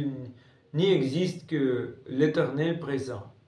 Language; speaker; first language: French; non-native, fluent; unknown